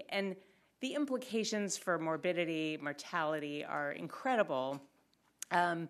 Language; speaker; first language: English; native; English